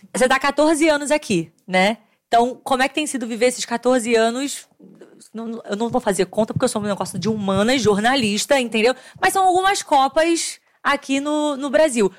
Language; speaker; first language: Portuguese; native; Portuguese